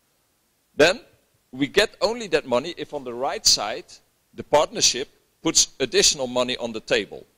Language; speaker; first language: English; non-native, fluent; Dutch